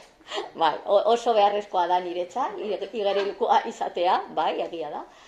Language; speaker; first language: Basque; non-native, learner; Spanish